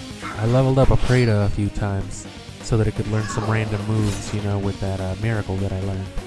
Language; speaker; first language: English; native; English